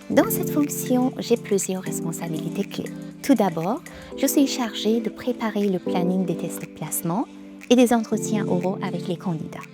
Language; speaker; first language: French; native; French